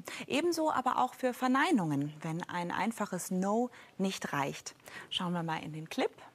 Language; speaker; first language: German; native; German